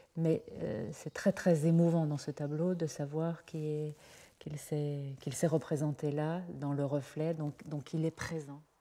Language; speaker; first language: French; native; French